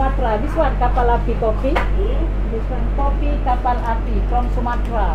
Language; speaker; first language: English; non-native, learner; Indonesian